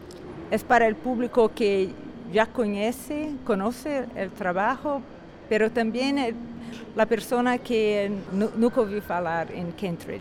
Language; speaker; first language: Spanish; non-native, fluent; Portuguese